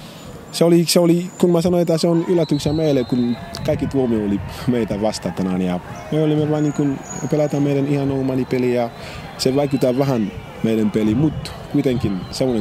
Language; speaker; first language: Finnish; non-native, learner; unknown